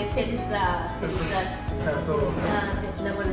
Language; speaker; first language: Italian; non-native, learner; Japanese